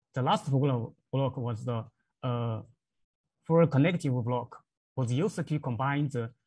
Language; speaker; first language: English; non-native, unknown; Chinese